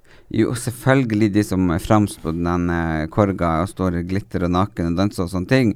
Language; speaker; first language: Norwegian; native; Norwegian